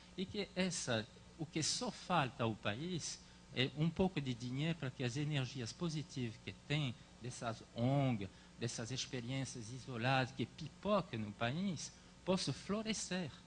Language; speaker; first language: Portuguese; non-native, fluent; French